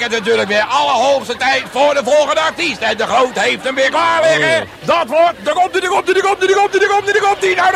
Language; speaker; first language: Dutch; native; Dutch